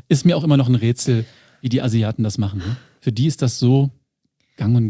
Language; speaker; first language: German; native; German